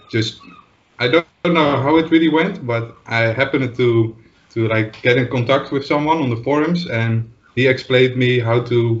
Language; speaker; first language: English; non-native, fluent; Dutch